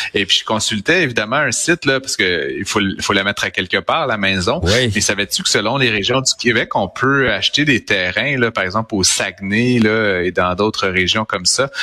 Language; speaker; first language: French; native; French